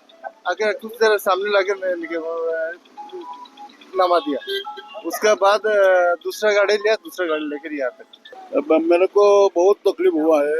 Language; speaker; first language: Hindi; non-native, local second language; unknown